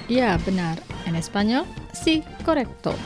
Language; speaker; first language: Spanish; non-native, fluent; Indonesian